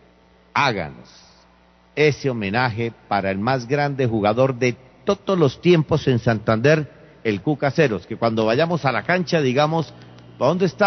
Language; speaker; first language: Spanish; native; Spanish